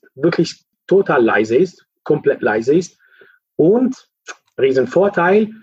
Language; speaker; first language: German; non-native, fluent; Italian